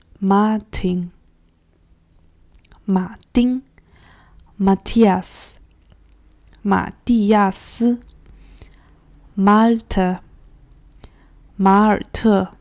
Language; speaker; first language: German; non-native, fluent; Chinese